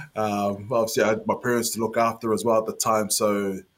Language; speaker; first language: English; native; English